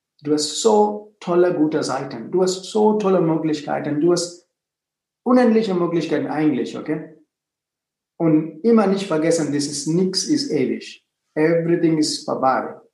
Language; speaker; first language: German; non-native, fluent; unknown